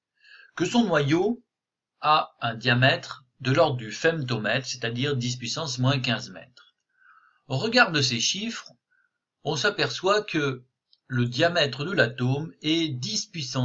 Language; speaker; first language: French; native; French